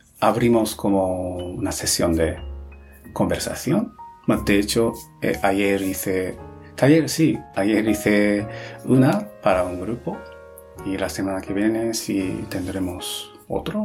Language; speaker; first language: Spanish; non-native, fluent; Japanese